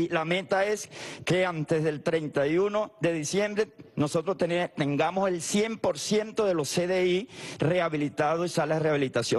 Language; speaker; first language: Spanish; native; Spanish